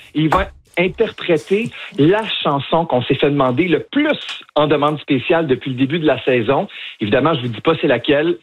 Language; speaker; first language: French; native; French